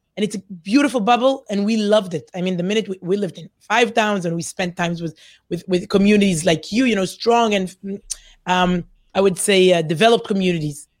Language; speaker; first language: English; non-native, fluent; Hebrew